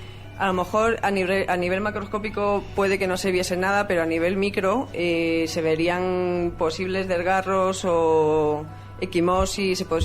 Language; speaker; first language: Spanish; native; Spanish